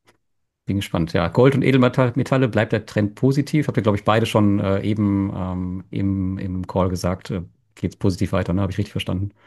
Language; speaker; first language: German; native; German